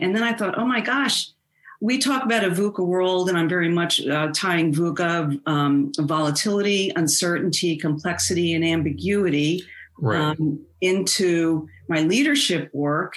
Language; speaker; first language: English; native; English